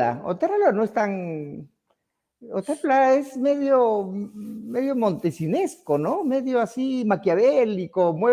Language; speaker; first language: Spanish; native; Spanish